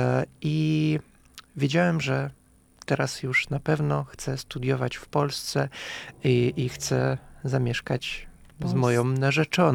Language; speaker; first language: Polish; non-native, fluent; Russian